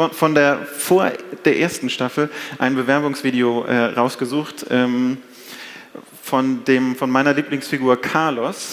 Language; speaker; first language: German; native; German